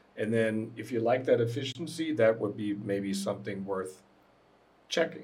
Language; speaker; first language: English; non-native, fluent; German